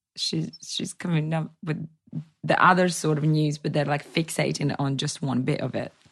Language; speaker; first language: English; non-native, fluent; Russian